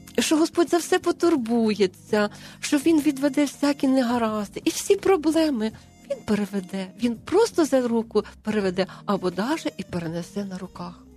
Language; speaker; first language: Ukrainian; native; Ukrainian